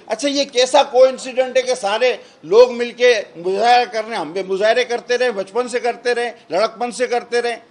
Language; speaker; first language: Urdu; non-native, local second language; Sindhi